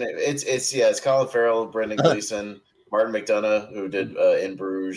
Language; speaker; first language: English; native; English